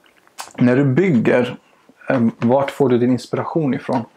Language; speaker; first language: Swedish; native; Swedish